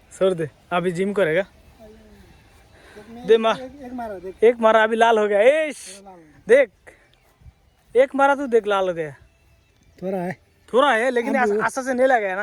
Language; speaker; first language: Hindi; non-native, learner; Bangla